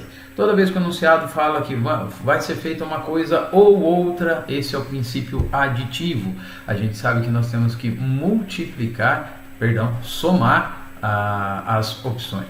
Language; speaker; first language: Portuguese; native; Portuguese